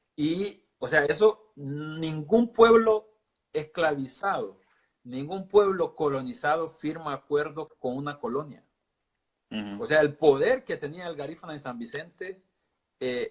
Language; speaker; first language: Spanish; non-native, local second language; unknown